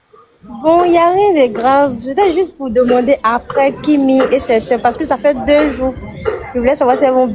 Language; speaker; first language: French; non-native, local second language; Lingala